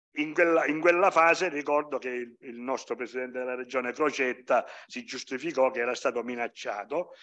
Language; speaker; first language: Italian; native; Italian